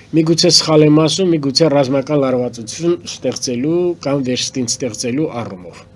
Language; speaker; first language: Armenian; native; Armenian